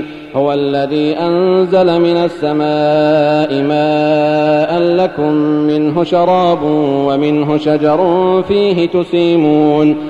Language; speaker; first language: Arabic; native; Arabic